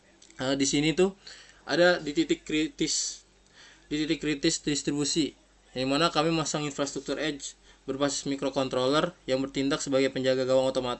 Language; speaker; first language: Indonesian; native; Indonesian